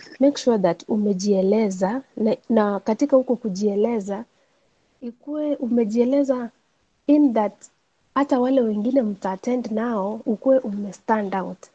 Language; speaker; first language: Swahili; non-native, local second language; Gusii